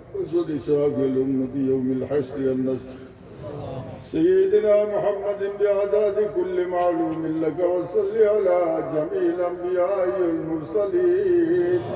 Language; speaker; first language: Urdu; non-native, local second language; Bangla